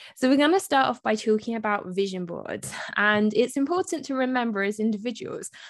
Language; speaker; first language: English; native; English